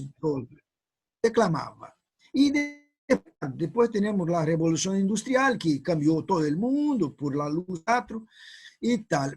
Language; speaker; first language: Spanish; non-native, fluent; Portuguese